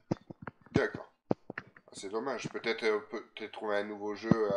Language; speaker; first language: French; native; French